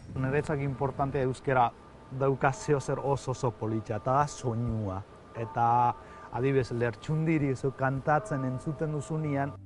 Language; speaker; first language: Basque; early bilingual, other home language; Urdu